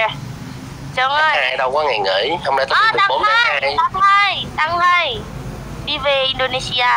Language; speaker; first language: Vietnamese; non-native, learner; Indonesian